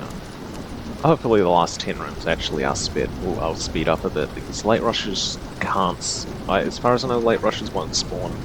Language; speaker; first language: English; native; English